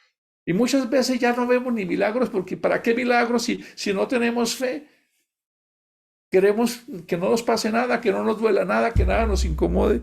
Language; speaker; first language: Spanish; native; Spanish